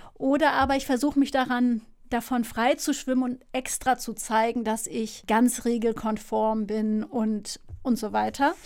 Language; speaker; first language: German; early bilingual, other home language; Turkish